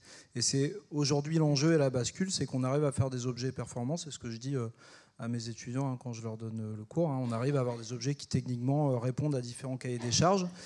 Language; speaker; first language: French; native; French